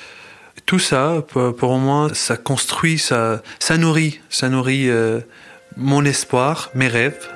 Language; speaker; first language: French; non-native, fluent; Arabic